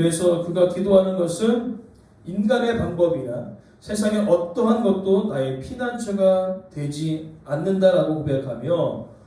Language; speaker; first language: Korean; native; Korean